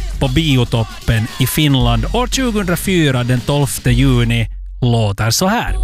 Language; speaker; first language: Swedish; native; Swedish